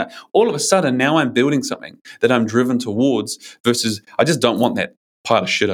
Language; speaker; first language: English; native; English